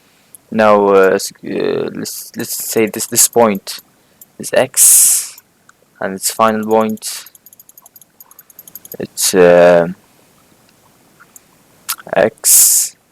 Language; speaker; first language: English; non-native, fluent; Arabic